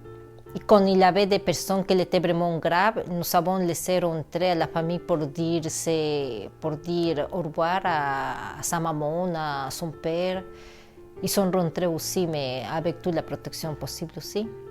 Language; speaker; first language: French; non-native, fluent; Spanish